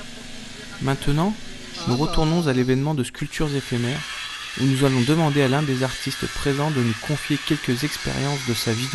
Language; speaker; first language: French; native; French